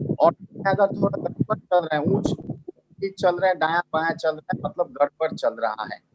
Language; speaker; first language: Hindi; non-native, local second language; Bangla